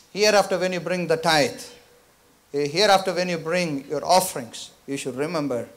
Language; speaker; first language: English; non-native, local second language; Tamil